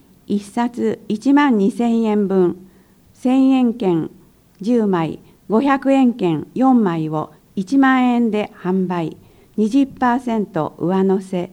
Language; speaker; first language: Japanese; native; Japanese